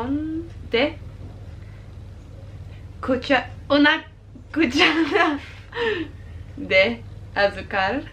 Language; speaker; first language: Spanish; non-native, learner; English